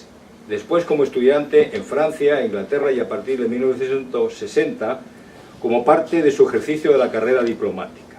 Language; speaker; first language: Spanish; native; Spanish